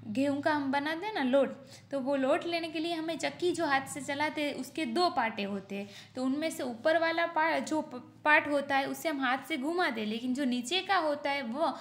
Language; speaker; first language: Hindi; non-native, local second language; Gujarati